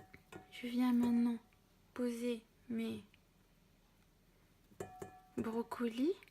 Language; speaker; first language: French; non-native, local second language; Arabic